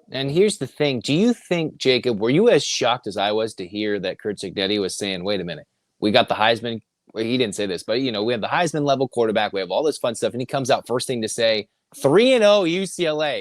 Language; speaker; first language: English; native; English